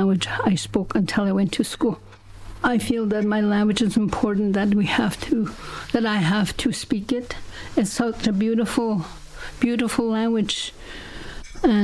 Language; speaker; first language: English; non-native, fluent; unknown